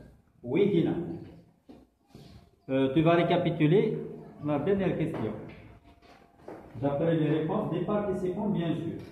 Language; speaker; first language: French; non-native, local second language; Kabyle